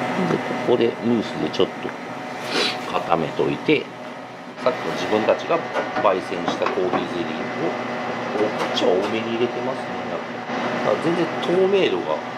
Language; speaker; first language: Japanese; native; Japanese